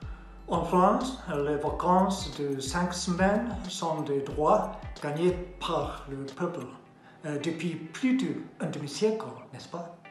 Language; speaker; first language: French; non-native, learner; Japanese